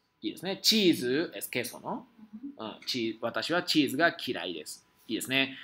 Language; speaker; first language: Japanese; non-native, fluent; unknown